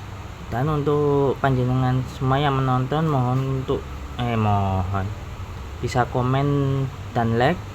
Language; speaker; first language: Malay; non-native, local second language; Javanese